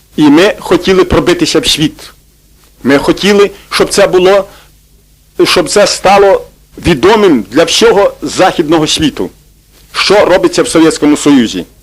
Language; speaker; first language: Ukrainian; native; Ukrainian